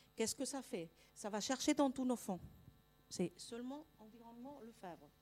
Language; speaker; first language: French; non-native, fluent; Spanish